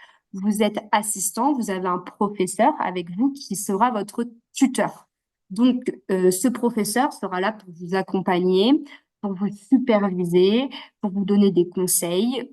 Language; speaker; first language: French; native; French